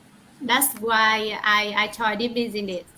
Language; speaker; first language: English; non-native, learner; Vietnamese